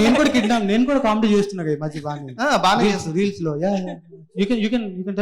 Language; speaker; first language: Telugu; native; Telugu